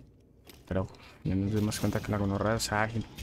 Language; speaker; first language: Spanish; native; Spanish